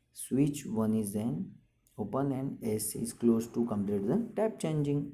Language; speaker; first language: English; non-native, local second language; Gujarati